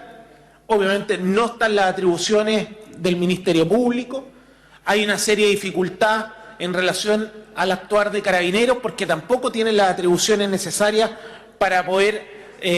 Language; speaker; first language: Spanish; native; Spanish